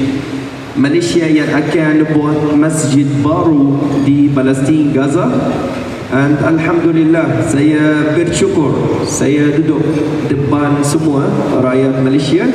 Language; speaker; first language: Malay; non-native, fluent; Arabic